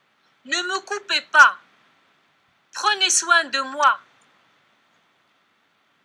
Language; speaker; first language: French; non-native, local second language; Arabic